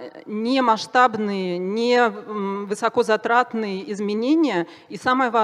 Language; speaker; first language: Russian; native; Russian